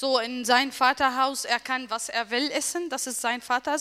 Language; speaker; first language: German; non-native, learner; Arabic